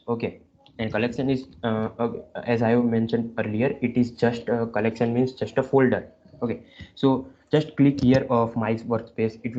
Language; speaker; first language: English; non-native, local second language; Gujarati